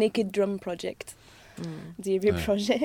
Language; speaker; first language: Turkish; non-native, fluent; English